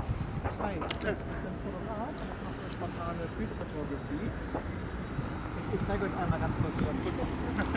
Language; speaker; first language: German; native; German